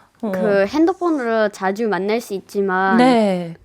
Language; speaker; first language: Korean; early bilingual, other home language; English